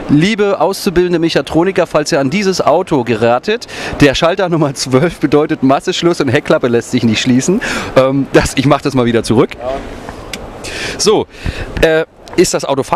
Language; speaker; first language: German; native; German